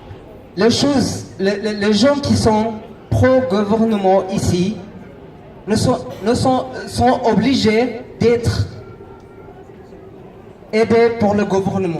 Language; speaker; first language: French; non-native, learner; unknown